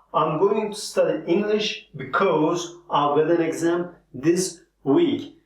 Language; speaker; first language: English; non-native, fluent; Turkish